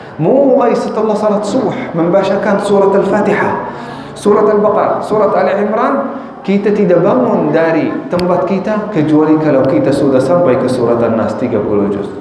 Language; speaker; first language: Indonesian; non-native, fluent; Arabic